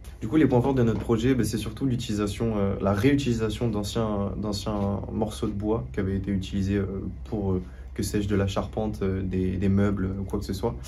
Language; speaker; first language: French; native; French